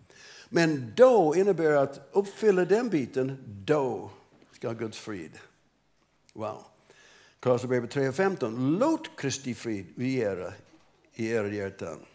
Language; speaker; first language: Swedish; non-native, fluent; English